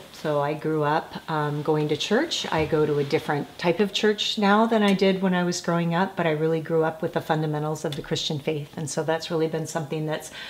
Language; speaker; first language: English; native; English